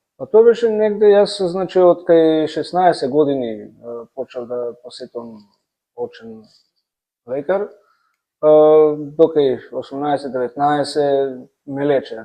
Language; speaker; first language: Macedonian; native; Macedonian